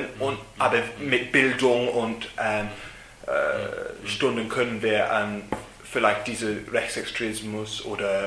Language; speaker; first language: German; non-native, learner; English